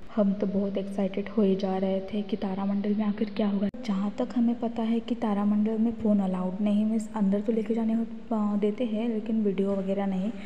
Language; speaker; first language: Hindi; non-native, local second language; Marathi